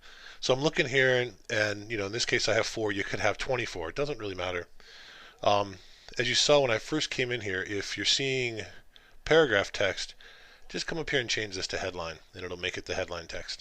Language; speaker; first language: English; native; English